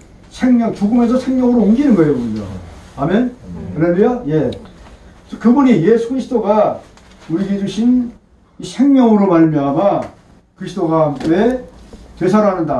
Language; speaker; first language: Korean; native; Korean